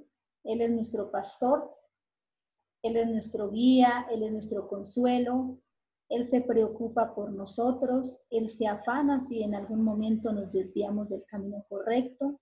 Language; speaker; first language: Spanish; native; Spanish